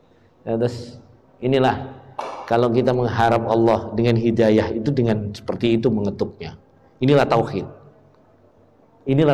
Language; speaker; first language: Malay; non-native, local second language; Javanese